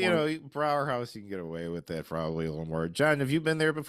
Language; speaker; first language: English; native; English